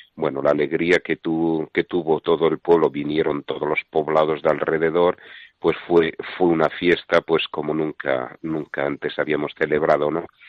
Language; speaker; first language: Spanish; native; Spanish